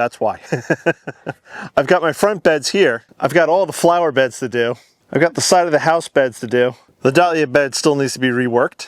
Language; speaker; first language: English; native; English